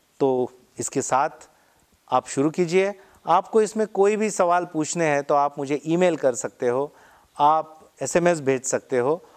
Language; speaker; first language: Hindi; non-native, local second language; Marathi